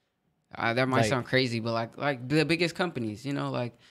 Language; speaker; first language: English; native; English